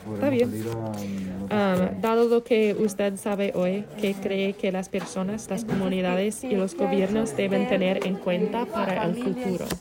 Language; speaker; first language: Spanish; non-native, fluent; English